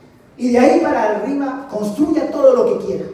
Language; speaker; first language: Spanish; native; Spanish